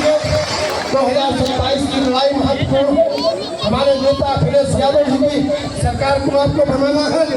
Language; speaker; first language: Hindi; native; Hindi